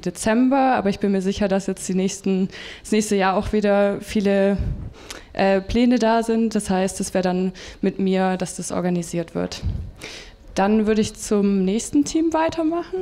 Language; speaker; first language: German; native; German